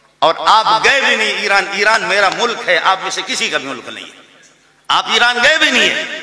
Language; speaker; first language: Urdu; non-native, local second language; Baluchi